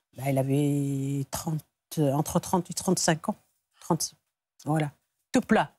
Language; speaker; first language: French; non-native, local second language; Arabic